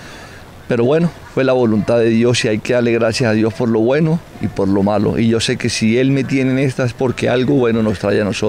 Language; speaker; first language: Spanish; native; Spanish